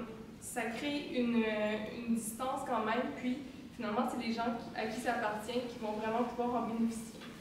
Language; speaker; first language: French; native; French